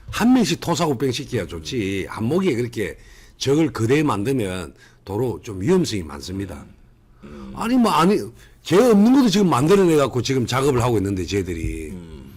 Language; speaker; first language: Korean; native; Korean